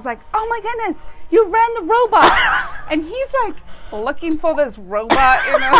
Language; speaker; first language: English; native; English